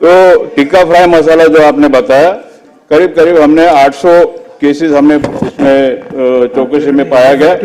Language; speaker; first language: Hindi; non-native, local second language; Marathi